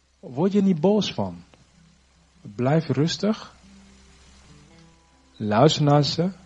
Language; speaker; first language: Dutch; non-native, fluent; Rundi